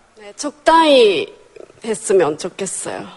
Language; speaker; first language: Korean; non-native, fluent; Japanese